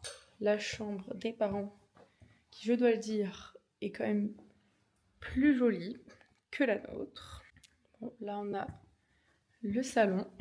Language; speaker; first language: French; native; French